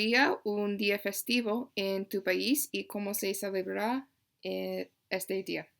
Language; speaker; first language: Spanish; non-native, learner; English